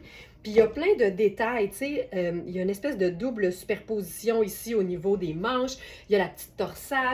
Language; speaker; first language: French; native; French